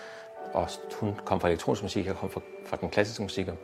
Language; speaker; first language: Danish; native; Danish